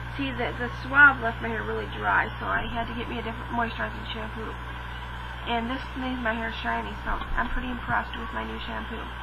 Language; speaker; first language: English; native; English